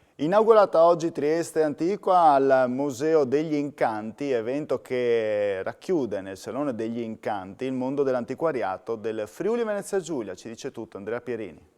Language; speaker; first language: Italian; native; Italian